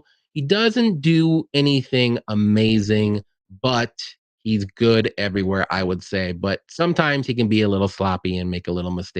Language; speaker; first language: English; native; English